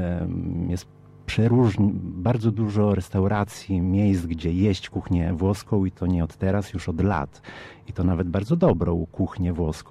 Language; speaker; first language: Polish; early bilingual, heritage; Polish